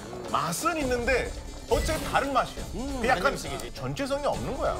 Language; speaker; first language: Korean; non-native, fluent; Hindi